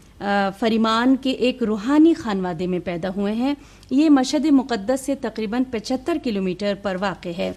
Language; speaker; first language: Urdu; native; Urdu